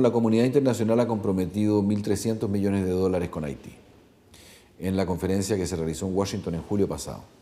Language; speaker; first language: Spanish; native; Spanish